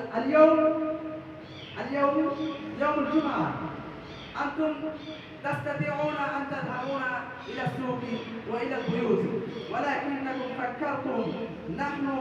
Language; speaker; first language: Arabic; non-native, fluent; Bangla